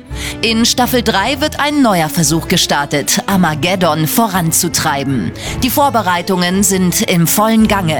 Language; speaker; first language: German; native; German